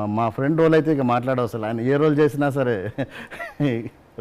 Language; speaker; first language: Telugu; non-native, learner; Kannada